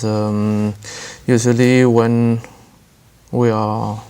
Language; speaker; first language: English; non-native, learner; French